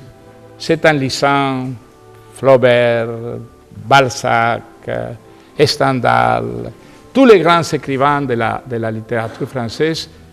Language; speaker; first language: French; non-native, fluent; Spanish